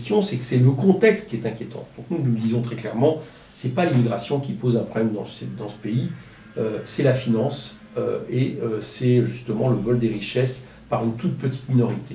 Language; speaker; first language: French; native; French